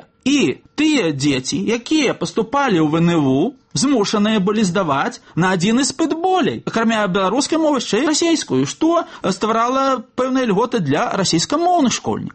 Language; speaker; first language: Belarusian; native; Belarusian